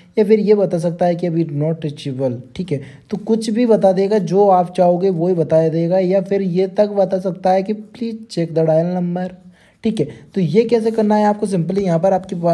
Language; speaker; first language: Hindi; native; Hindi